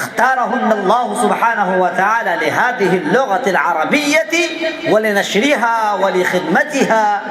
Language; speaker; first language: Arabic; non-native, fluent; Urdu